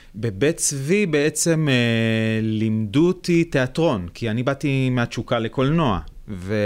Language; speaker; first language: Hebrew; native; Hebrew